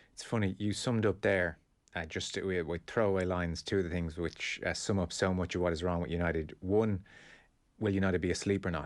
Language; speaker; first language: English; native; English